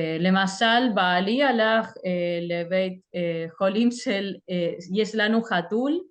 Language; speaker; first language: Hebrew; non-native, fluent; Spanish